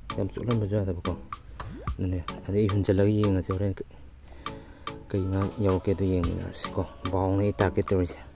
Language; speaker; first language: Manipuri; native; Manipuri